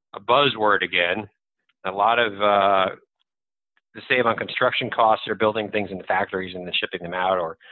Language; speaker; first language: English; native; English